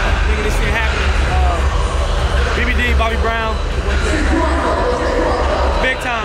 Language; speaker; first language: English; native; English